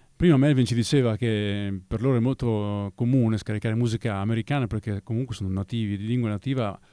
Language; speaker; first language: Italian; native; Italian